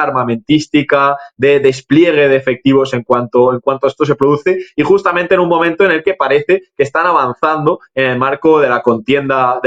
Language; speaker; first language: Spanish; native; Spanish